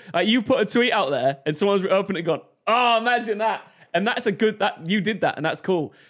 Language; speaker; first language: English; native; English